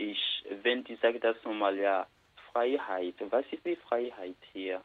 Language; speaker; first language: German; non-native, learner; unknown